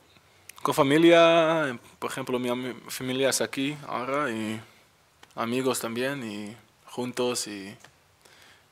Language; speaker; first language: Spanish; non-native, learner; Dutch